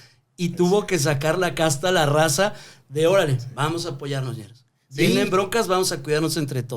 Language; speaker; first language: Spanish; native; Spanish